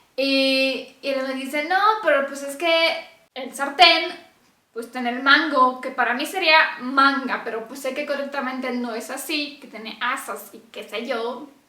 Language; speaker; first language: Spanish; non-native, fluent; Romanian